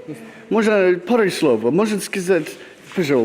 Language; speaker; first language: Russian; non-native, learner; English